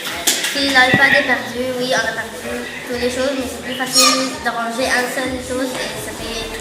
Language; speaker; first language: French; non-native, fluent; Arabic